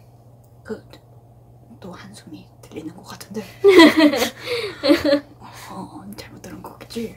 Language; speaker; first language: Korean; non-native, fluent; Japanese